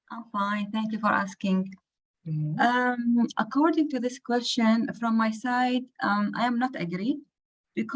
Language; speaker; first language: English; non-native, learner; Arabic